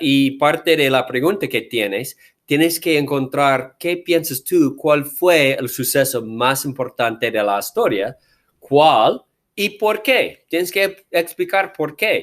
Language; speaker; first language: Spanish; non-native, fluent; English